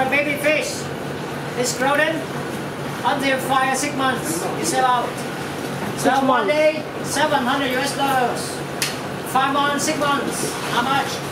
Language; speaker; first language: English; non-native, learner; Vietnamese